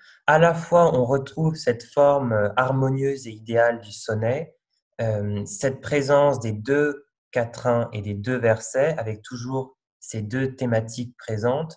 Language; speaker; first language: French; native; French